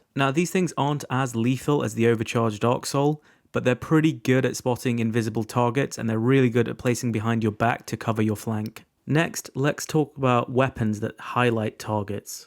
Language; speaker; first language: English; native; English